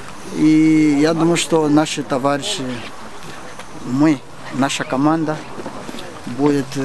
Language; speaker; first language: Russian; non-native, learner; Portuguese